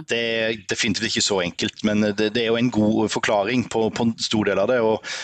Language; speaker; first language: Norwegian; native; Norwegian